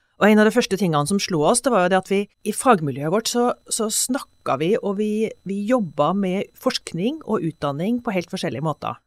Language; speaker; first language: Norwegian; native; Norwegian